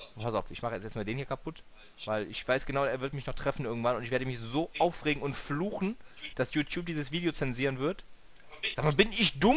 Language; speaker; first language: German; native; German